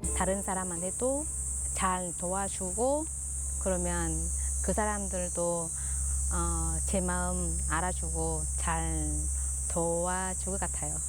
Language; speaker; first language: Korean; non-native, fluent; Vietnamese